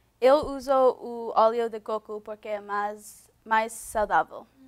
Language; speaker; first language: Portuguese; non-native, learner; English